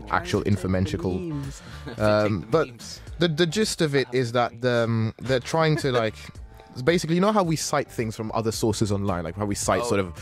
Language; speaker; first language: English; native; English